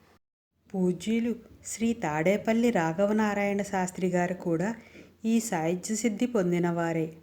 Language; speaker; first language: Telugu; native; Telugu